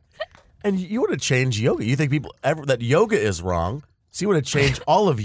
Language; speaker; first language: English; native; English